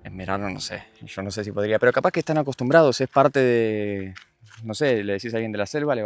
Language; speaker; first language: Spanish; native; Spanish